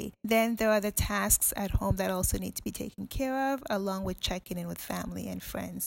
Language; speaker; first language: English; non-native, local second language; Akan